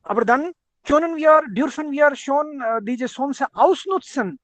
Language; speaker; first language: German; non-native, fluent; Hindi